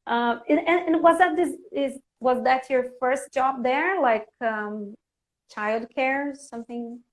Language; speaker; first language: English; non-native, fluent; Portuguese